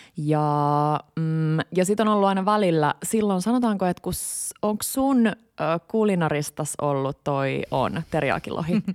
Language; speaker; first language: Finnish; native; Finnish